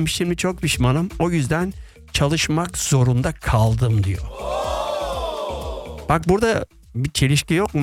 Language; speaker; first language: Turkish; native; Turkish